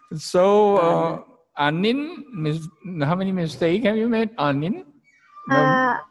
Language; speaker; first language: English; non-native, fluent; Indonesian